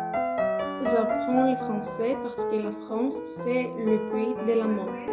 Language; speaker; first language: French; non-native, learner; Greek